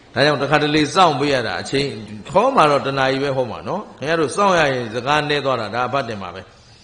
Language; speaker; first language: Burmese; native; Burmese